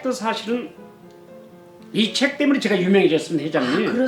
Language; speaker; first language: Korean; native; Korean